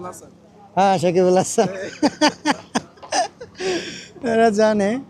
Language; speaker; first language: Hindi; non-native, learner; Bangla